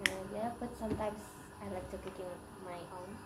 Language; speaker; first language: English; non-native, learner; Indonesian